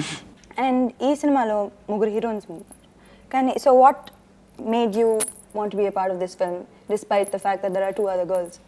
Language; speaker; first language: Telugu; non-native, local second language; Tamil